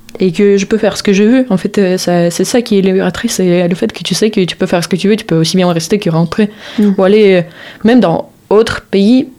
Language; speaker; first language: French; non-native, fluent; Russian